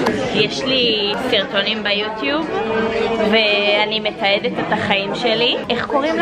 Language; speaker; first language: Hebrew; native; Hebrew